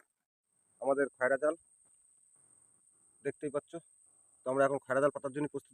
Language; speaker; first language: Bangla; native; Bangla